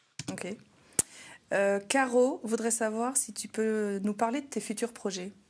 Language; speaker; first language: French; native; French